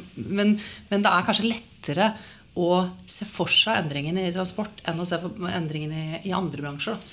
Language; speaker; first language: Norwegian; native; Norwegian